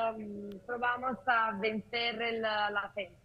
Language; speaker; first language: Spanish; non-native, fluent; Italian